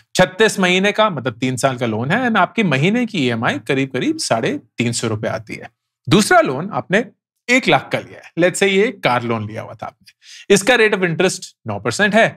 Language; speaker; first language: Hindi; native; Hindi